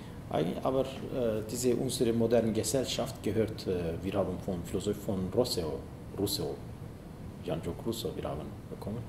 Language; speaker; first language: German; non-native, learner; Zaza